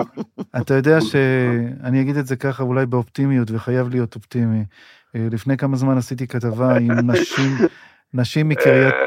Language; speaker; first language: Hebrew; native; Hebrew